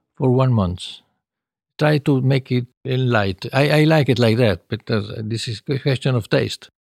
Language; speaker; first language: English; non-native, fluent; Italian